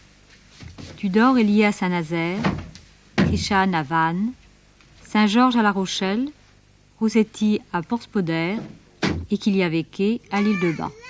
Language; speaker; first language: French; native; French